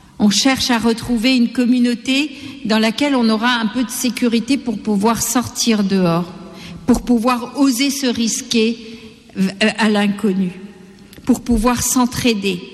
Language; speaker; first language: French; non-native, local second language; Gujarati